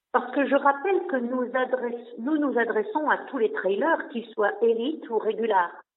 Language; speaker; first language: French; non-native, local second language; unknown